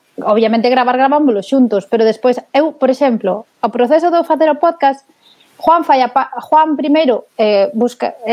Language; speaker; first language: Galician; native; Galician